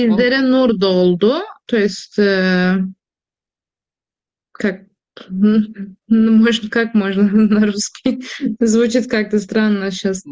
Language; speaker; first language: Russian; non-native, fluent; Turkish